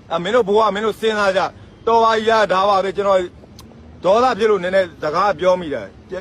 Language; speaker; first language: Burmese; native; Burmese